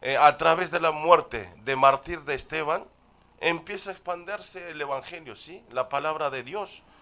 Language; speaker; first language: Spanish; non-native, fluent; Korean